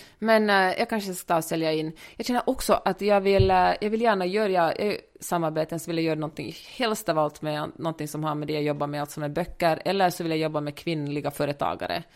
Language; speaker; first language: Swedish; native; Swedish